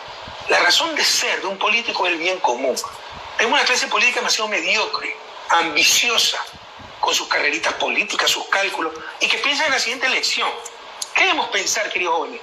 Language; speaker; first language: Spanish; native; Spanish